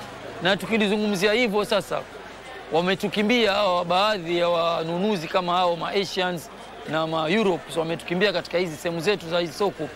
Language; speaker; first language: Swahili; native; Swahili